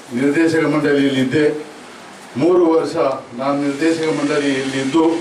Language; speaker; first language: Kannada; non-native, local second language; Tulu